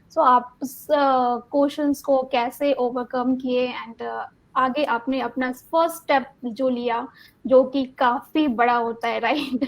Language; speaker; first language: Hindi; native; Hindi